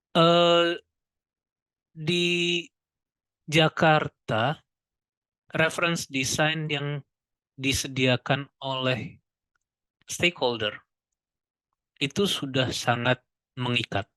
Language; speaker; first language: Indonesian; native; Indonesian